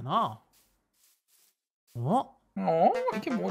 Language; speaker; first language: Korean; native; Korean